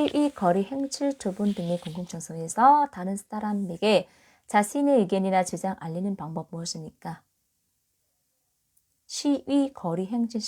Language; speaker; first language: Korean; non-native, fluent; Vietnamese